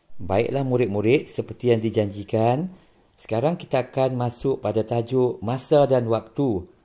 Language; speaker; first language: Malay; native; Malay